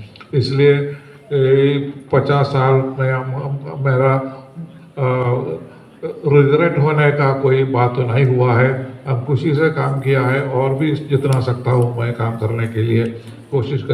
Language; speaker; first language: Hindi; non-native, local second language; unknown